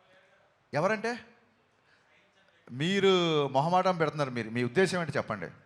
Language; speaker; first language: Telugu; native; Telugu